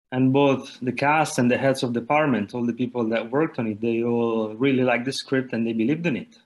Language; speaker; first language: English; non-native, fluent; Italian